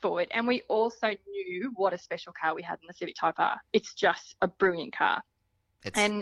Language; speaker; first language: English; native; English